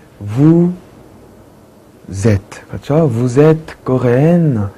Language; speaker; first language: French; non-native, fluent; Korean